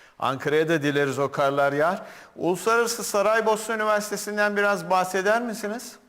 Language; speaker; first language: Turkish; native; Turkish